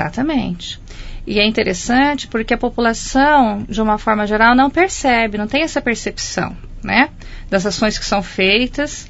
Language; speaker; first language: Portuguese; native; Portuguese